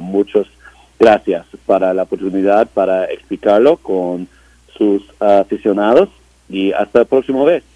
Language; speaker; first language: Spanish; non-native, learner; English